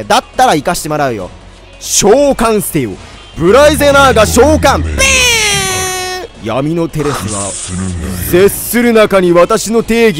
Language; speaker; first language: Japanese; native; Japanese